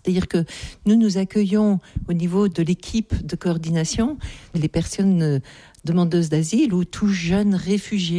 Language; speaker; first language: French; native; French